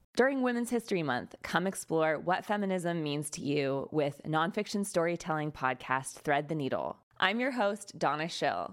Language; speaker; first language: English; native; English